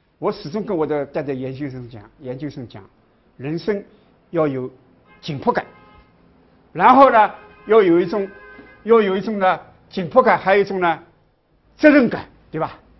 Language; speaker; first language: Chinese; native; Chinese